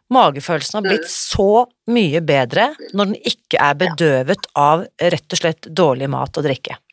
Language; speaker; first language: Norwegian; early bilingual, other home language; German